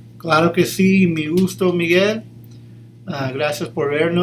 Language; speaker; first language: Spanish; early bilingual, heritage; English